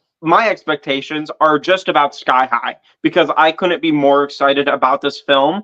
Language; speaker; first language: English; native; English